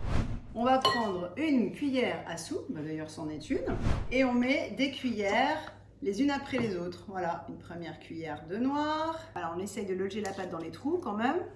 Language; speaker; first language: French; native; French